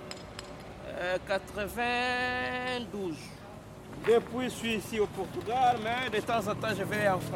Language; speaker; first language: French; non-native, local second language; Portuguese